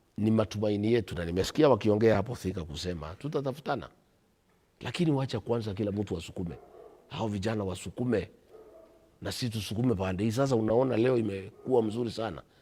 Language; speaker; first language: Swahili; non-native, local second language; Kikuyu